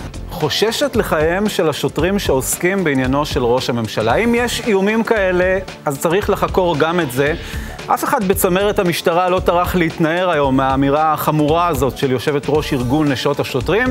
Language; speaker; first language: Hebrew; native; Hebrew